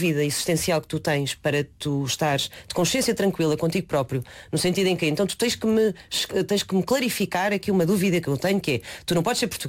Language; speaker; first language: Portuguese; non-native, local second language; Chinese